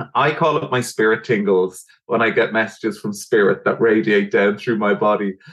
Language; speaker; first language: English; native; English